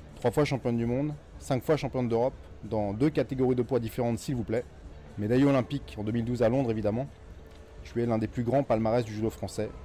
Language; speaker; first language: French; native; French